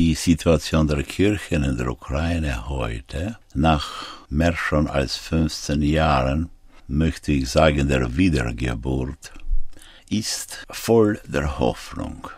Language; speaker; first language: German; non-native, fluent; Ukrainian